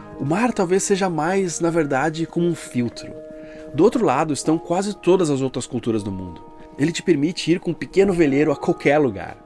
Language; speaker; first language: Portuguese; native; Portuguese